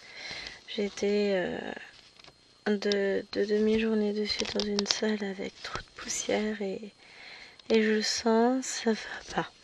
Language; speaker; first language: French; native; French